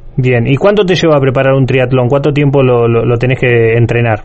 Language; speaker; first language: Spanish; native; Spanish